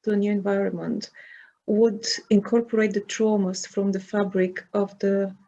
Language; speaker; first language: English; non-native, fluent; Bulgarian